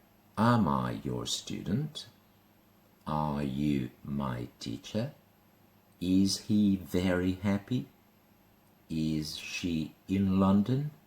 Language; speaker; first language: English; non-native, fluent; Spanish